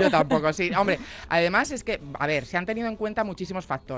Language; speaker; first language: Spanish; native; Spanish